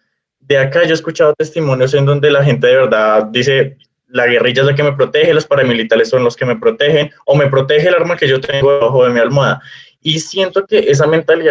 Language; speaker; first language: Spanish; native; Spanish